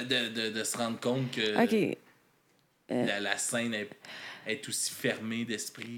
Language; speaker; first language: French; native; French